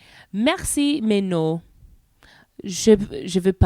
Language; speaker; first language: French; non-native, learner; English